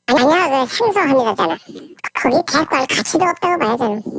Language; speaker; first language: Korean; native; Korean